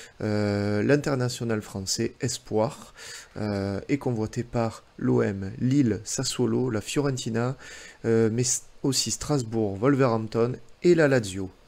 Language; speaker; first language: French; native; French